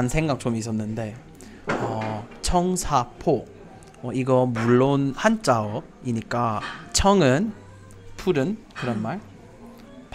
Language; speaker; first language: Korean; non-native, fluent; English